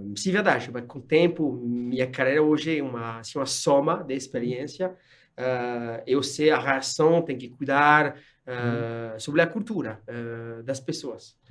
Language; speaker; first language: Portuguese; non-native, fluent; French